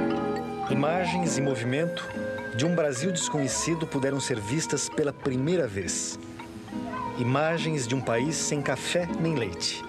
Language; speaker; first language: Portuguese; native; Portuguese